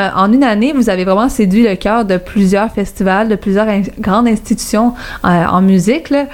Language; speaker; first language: French; native; French